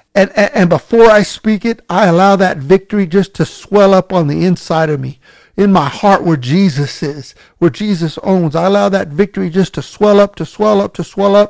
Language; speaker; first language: English; native; English